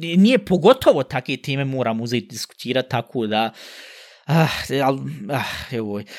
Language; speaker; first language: Bosnian; early bilingual, heritage; Bosnian